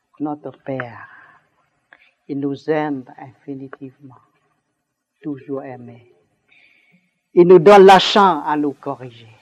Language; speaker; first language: French; non-native, learner; Vietnamese